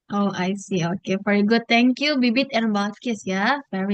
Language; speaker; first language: English; non-native, fluent; Indonesian